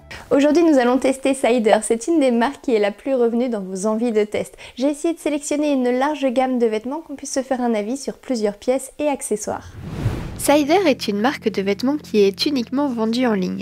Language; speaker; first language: French; native; French